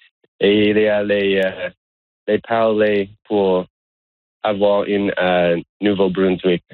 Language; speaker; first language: French; non-native, learner; English